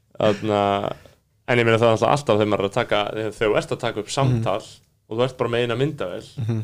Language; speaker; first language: Icelandic; early bilingual, other home language; Portuguese